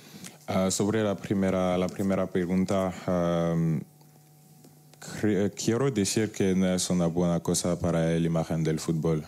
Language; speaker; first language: Spanish; non-native, fluent; French